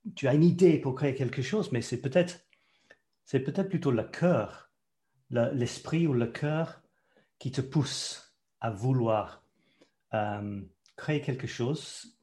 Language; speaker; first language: French; non-native, fluent; English